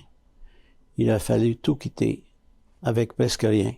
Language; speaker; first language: French; early bilingual, other home language; Arabic